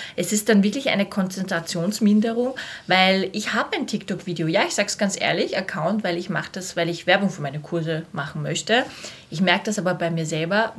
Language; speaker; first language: German; native; German